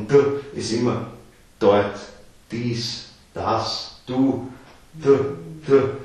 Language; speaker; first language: German; native; German